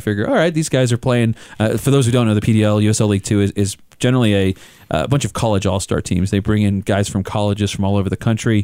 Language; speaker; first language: English; native; English